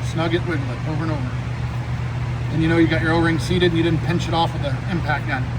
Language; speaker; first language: English; native; English